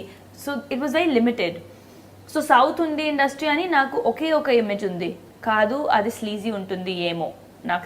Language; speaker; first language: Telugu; non-native, local second language; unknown